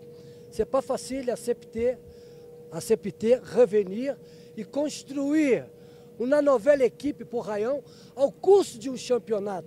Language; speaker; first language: French; non-native, learner; Portuguese